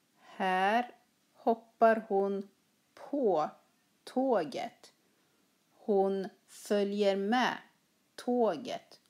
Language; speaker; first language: Swedish; native; Swedish